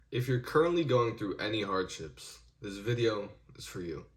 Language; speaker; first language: English; native; English